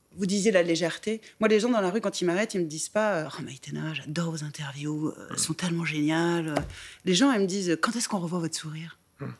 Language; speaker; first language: French; native; French